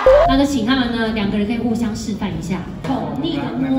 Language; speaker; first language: Chinese; native; Chinese